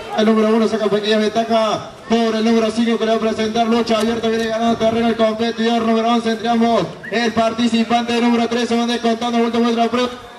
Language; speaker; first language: Spanish; native; Spanish